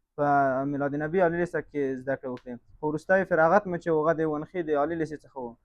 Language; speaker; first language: Pashto; native; Pashto